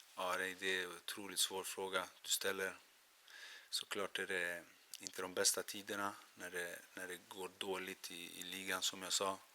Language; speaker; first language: Swedish; early bilingual, other home language; Macedonian